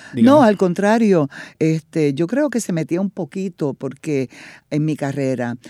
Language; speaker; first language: Spanish; native; Spanish